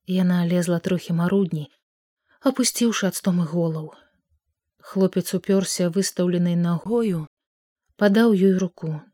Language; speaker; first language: Belarusian; native; Belarusian